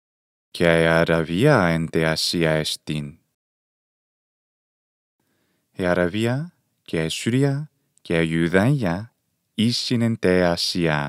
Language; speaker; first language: Greek; non-native, fluent; English